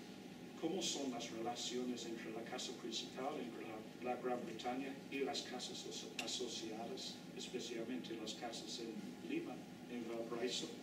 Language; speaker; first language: Spanish; non-native, fluent; English